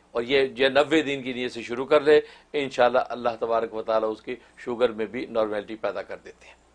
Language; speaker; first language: Hindi; non-native, local second language; Kashmiri